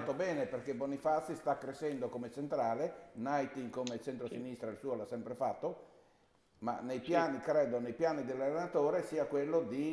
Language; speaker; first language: Italian; native; Italian